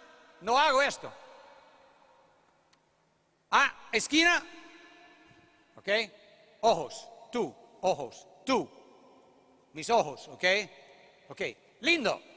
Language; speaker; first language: Spanish; non-native, learner; English